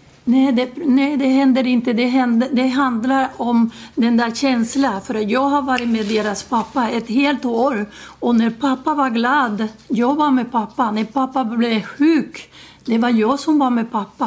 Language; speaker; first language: Swedish; non-native, fluent; Spanish